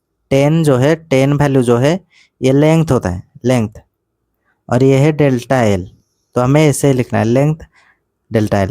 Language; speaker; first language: Hindi; native; Hindi